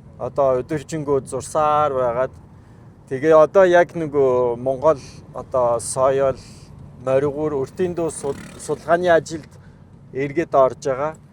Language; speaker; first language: Mongolian; non-native, fluent; French